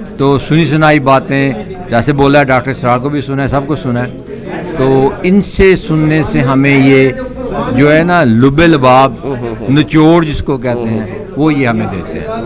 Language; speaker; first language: Urdu; non-native, local second language; Punjabi